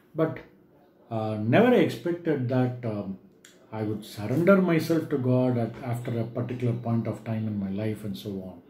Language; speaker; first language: English; non-native, local second language; Tamil